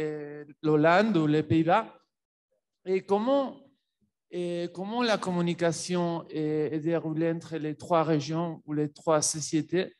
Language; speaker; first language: French; non-native, fluent; Spanish